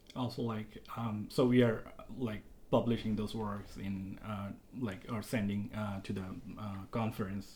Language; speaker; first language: English; non-native, local second language; Bangla